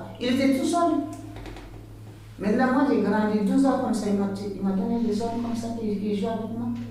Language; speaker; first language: French; non-native, learner; Bambara